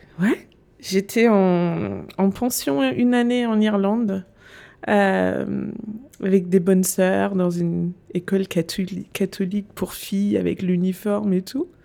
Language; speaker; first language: French; non-native, fluent; Danish